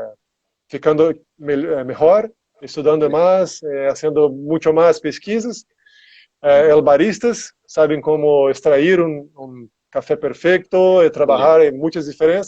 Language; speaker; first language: Spanish; non-native, learner; Portuguese